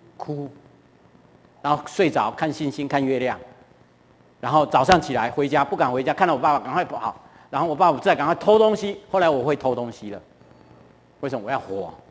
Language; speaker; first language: Chinese; non-native, local second language; Hakka Chinese